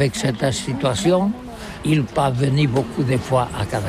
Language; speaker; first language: French; non-native, learner; Catalan